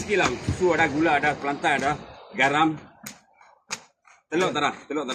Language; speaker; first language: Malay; non-native, local second language; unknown